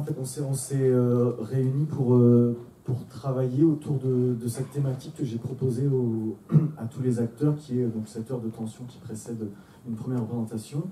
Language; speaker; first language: French; native; French